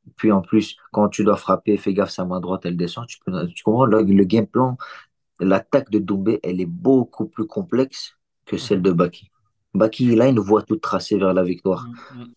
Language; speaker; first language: French; early bilingual, other home language; Chechen